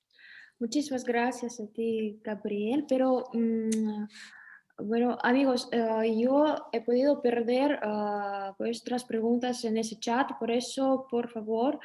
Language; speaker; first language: Spanish; non-native, fluent; Russian